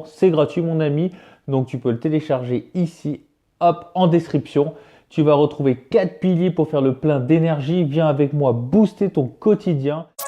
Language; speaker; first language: French; native; French